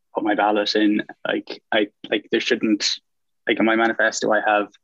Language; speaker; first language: English; native; English